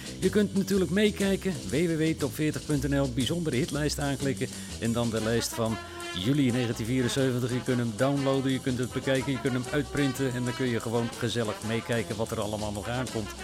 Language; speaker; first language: Dutch; native; Dutch